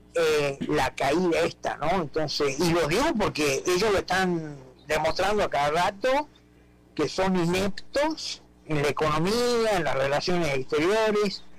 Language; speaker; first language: Spanish; native; Spanish